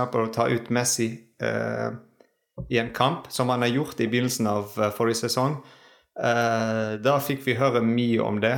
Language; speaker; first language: Norwegian; non-native, fluent; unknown